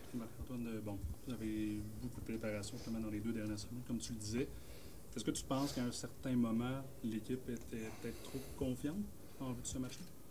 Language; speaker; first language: French; native; French